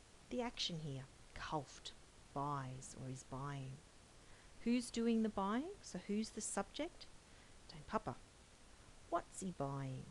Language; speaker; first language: English; native; English